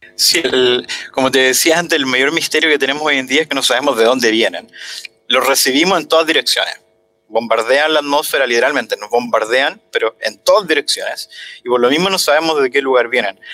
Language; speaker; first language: Spanish; native; Spanish